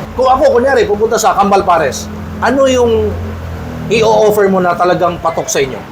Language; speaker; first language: Filipino; native; Filipino